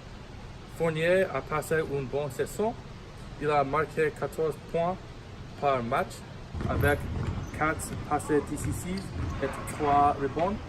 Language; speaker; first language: French; non-native, learner; English